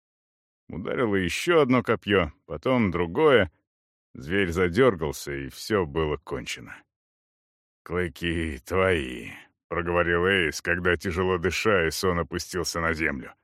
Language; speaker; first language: Russian; native; Russian